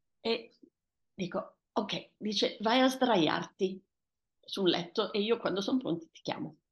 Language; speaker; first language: Italian; early bilingual, heritage; Italian